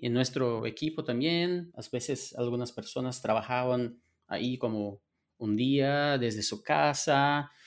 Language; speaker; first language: Spanish; non-native, fluent; Portuguese